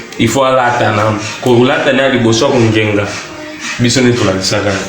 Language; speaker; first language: Lingala; native; Lingala